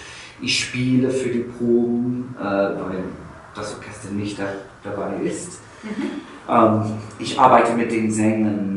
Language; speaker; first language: German; non-native, fluent; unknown